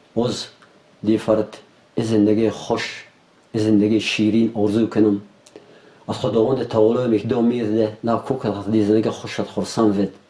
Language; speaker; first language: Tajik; non-native, local second language; Shughni